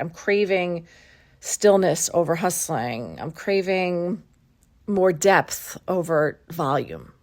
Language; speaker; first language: English; native; English